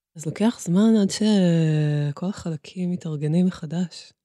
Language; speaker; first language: Hebrew; early bilingual, other home language; Russian